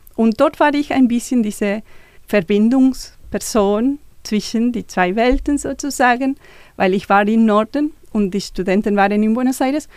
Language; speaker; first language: German; non-native, fluent; Spanish